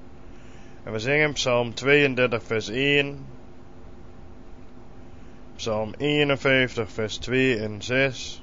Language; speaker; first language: Dutch; native; Dutch